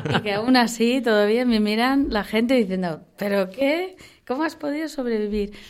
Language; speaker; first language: Spanish; non-native, fluent; English